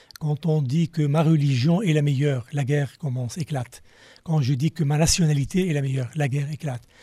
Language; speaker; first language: French; non-native, local second language; Arabic